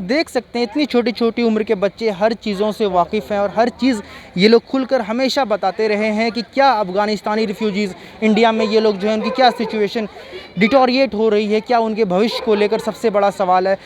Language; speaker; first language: Hindi; native; Hindi